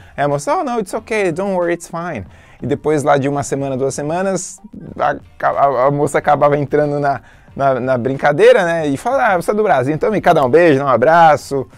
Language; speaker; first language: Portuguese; native; Portuguese